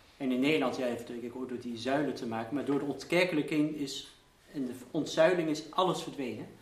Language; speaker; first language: Dutch; early bilingual, heritage; Dutch